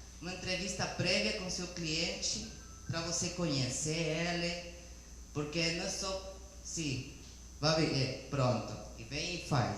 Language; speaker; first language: Portuguese; non-native, learner; Spanish